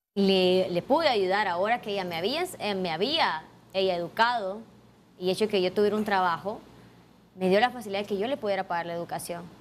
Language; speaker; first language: Spanish; native; Spanish